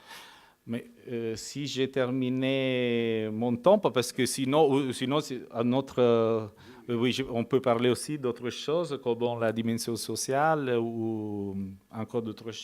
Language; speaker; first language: French; non-native, fluent; Italian